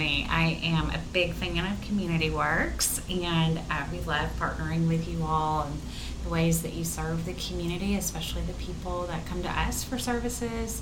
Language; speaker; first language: English; native; English